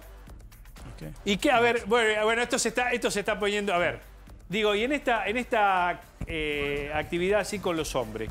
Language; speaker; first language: Spanish; native; Spanish